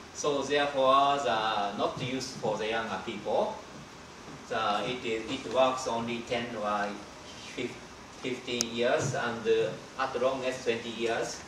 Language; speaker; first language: English; non-native, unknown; Japanese